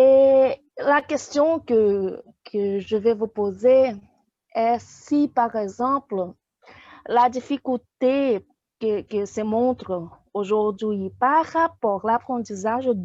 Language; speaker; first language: French; non-native, fluent; Portuguese